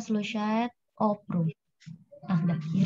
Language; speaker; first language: Russian; non-native, learner; Indonesian